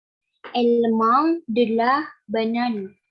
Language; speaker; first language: French; non-native, learner; Indonesian